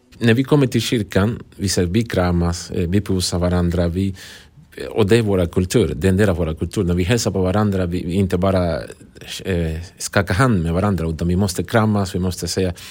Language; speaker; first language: Swedish; non-native, fluent; Spanish